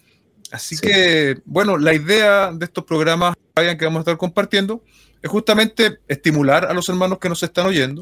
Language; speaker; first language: Spanish; native; Spanish